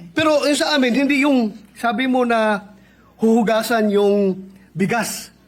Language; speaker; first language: Filipino; non-native, local second language; Cebuano